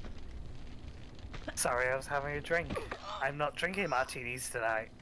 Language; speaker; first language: English; native; English